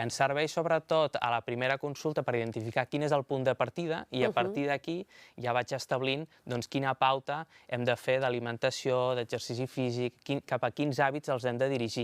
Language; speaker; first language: Catalan; native; Catalan